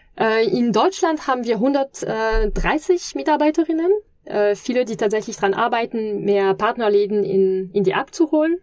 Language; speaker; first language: German; non-native, fluent; French